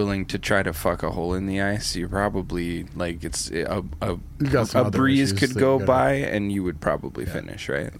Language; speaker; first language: English; native; English